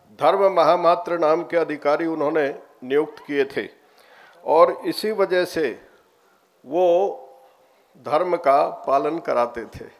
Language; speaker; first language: Hindi; native; Hindi